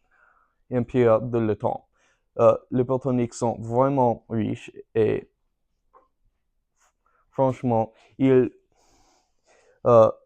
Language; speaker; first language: French; non-native, learner; English